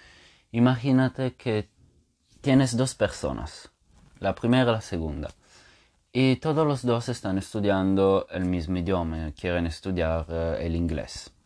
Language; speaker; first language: Spanish; non-native, fluent; Italian